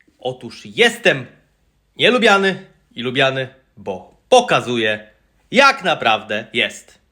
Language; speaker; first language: Polish; native; Polish